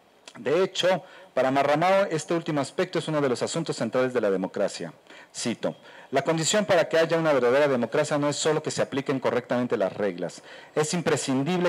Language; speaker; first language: Spanish; native; Spanish